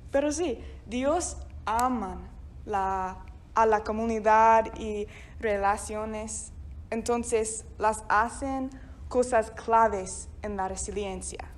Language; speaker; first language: Spanish; non-native, fluent; English